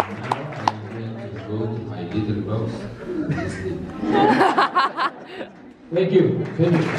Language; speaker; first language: English; non-native, learner; Spanish